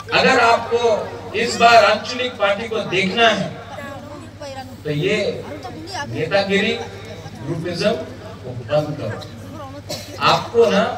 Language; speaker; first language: Hindi; non-native, local second language; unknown